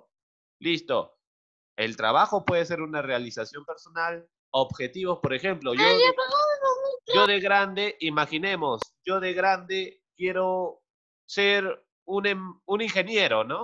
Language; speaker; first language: Spanish; native; Spanish